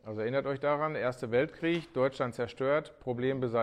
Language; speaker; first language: German; native; German